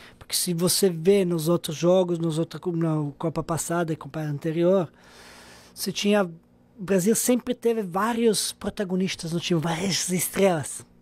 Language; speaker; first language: Portuguese; non-native, fluent; Serbian